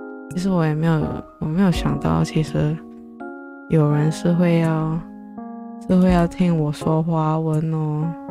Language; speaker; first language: Chinese; early bilingual, other home language; English